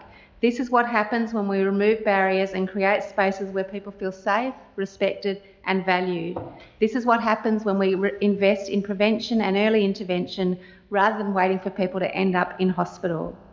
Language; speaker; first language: English; native; English